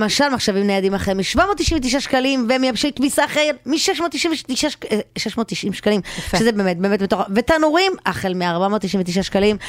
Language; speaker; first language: Hebrew; native; Hebrew